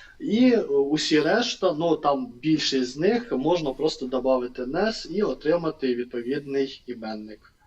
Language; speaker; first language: Ukrainian; non-native, local second language; Russian